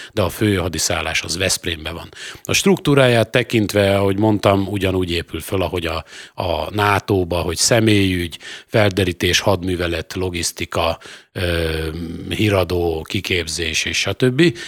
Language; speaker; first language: Hungarian; native; Hungarian